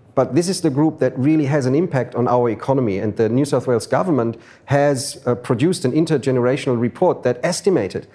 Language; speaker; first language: English; non-native, fluent; German